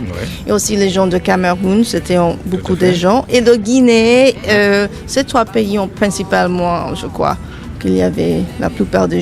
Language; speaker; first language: French; non-native, fluent; English